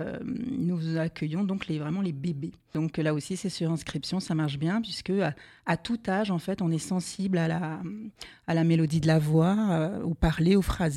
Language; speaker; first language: French; native; French